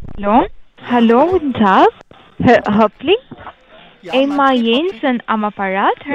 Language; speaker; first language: German; non-native, learner; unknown